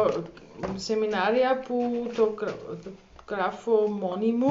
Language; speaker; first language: Greek; non-native, learner; German